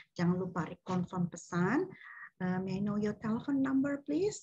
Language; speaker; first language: English; non-native, fluent; Minangkabau